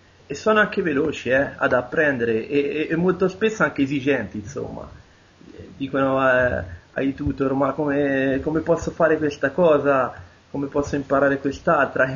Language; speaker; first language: Italian; native; Italian